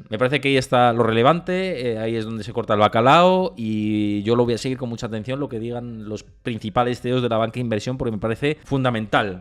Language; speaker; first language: Spanish; native; Spanish